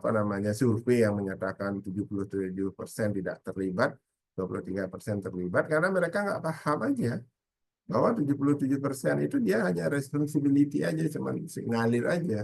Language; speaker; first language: Indonesian; native; Indonesian